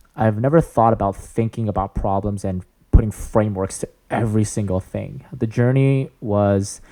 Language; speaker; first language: English; native; English